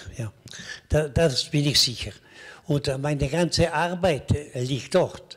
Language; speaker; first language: German; non-native, local second language; Italian